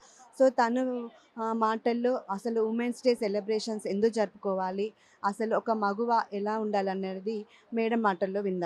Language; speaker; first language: Telugu; native; Telugu